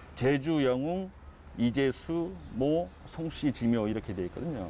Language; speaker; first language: Korean; native; Korean